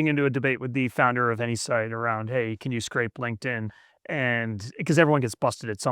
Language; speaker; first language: English; native; English